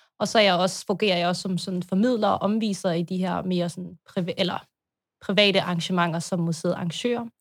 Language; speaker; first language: Danish; native; Danish